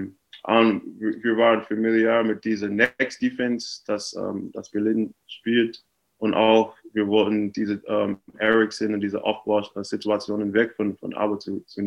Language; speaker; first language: German; non-native, fluent; English